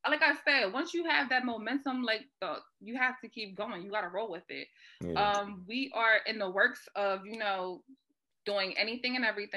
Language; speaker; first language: English; native; English